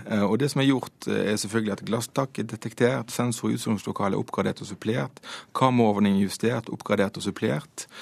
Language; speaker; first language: Norwegian; native; Norwegian